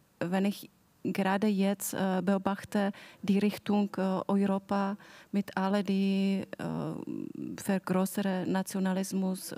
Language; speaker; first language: German; non-native, fluent; Czech